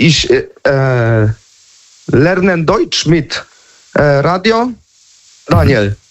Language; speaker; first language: German; non-native, learner; Polish